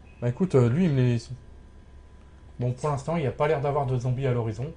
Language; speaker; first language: French; native; French